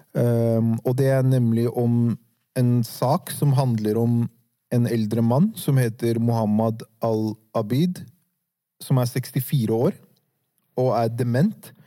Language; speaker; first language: Norwegian; early bilingual, other home language; Arabic